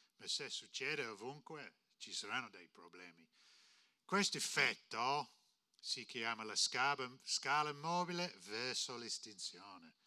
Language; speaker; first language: Italian; non-native, fluent; English